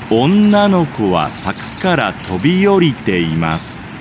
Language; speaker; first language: Japanese; non-native, learner; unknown